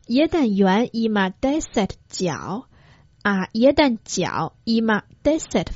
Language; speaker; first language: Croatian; non-native, fluent; Chinese